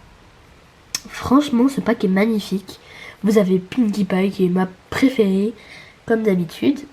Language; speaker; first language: French; native; French